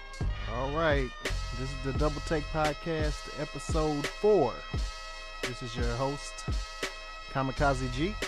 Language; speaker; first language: English; native; English